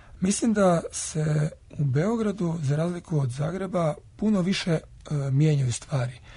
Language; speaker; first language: Croatian; native; Croatian